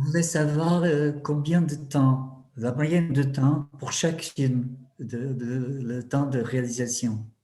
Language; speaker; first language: French; non-native, fluent; Portuguese